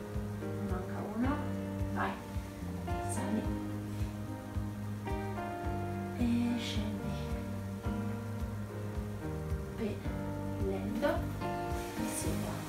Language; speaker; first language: Italian; native; Italian